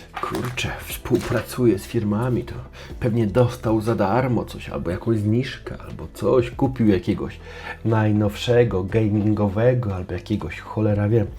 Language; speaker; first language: Polish; native; Polish